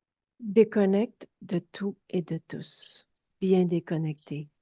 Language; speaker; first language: French; native; French